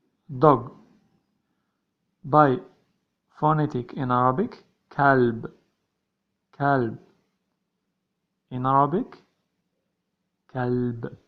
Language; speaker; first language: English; non-native, learner; Arabic